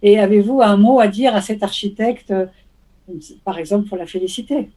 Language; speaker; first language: French; native; French